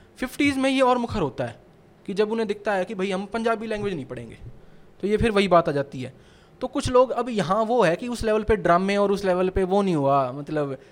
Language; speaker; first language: Hindi; native; Hindi